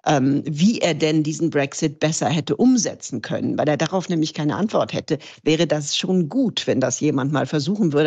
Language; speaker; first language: German; native; German